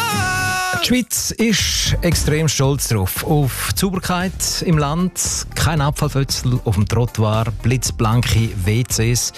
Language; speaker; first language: German; native; German